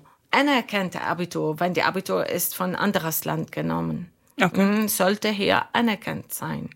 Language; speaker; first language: German; non-native, learner; Arabic